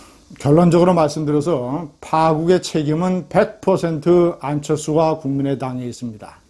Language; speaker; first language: Korean; native; Korean